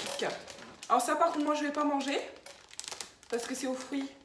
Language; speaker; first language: French; native; French